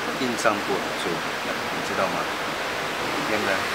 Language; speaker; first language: Chinese; native; Chinese